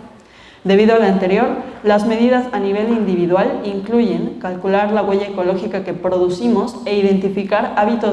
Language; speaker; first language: Spanish; native; Spanish